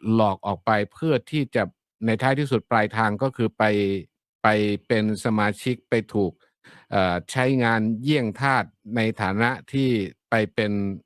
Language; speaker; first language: Thai; native; Thai